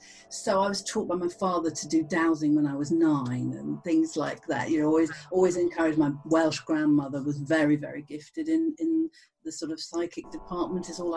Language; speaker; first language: English; native; English